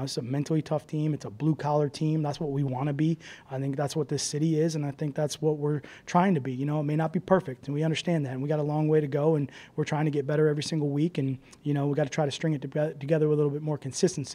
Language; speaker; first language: English; native; English